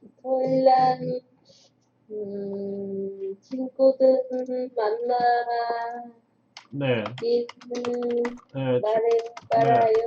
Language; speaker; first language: Korean; non-native, learner; Vietnamese